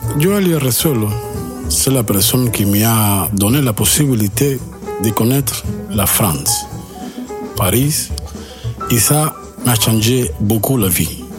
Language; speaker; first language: French; non-native, fluent; Spanish